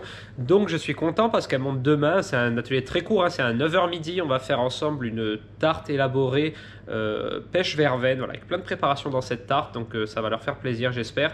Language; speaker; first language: French; native; French